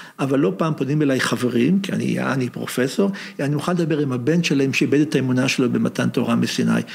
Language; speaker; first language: Hebrew; native; Hebrew